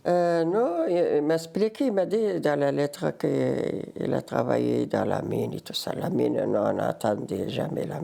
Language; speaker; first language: French; non-native, learner; Riffian